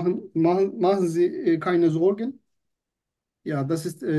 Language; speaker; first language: German; non-native, learner; Turkish